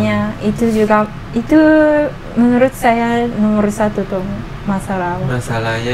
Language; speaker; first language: Indonesian; non-native, learner; Japanese